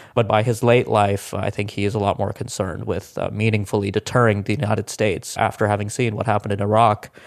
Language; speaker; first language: English; non-native, local second language; Hindi